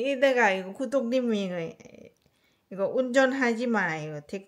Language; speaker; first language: Korean; non-native, learner; Lao